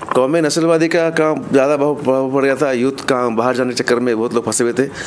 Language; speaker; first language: Hindi; non-native, local second language; Urdu